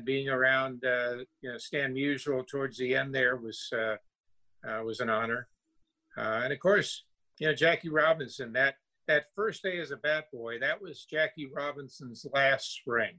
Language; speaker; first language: English; native; English